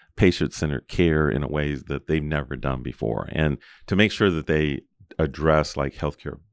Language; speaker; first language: English; native; English